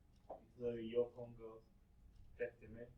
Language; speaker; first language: Spanish; non-native, learner; English